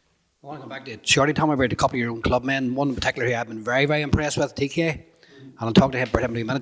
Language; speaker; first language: English; native; English